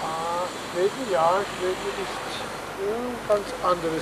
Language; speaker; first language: German; non-native, learner; Czech